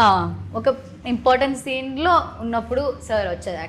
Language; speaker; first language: Telugu; non-native, learner; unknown